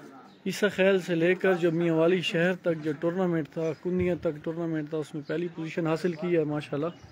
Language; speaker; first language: Hindi; non-native, local second language; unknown